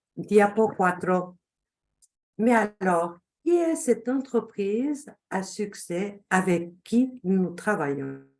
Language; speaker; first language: French; non-native, fluent; Spanish